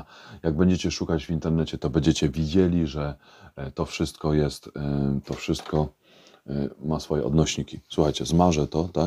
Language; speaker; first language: Polish; native; Polish